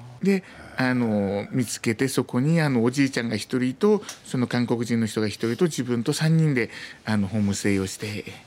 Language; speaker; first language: Japanese; native; Japanese